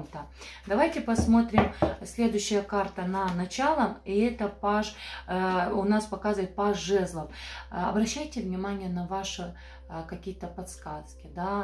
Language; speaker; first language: Russian; non-native, fluent; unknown